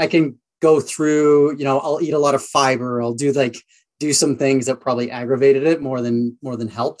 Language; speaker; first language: English; native; English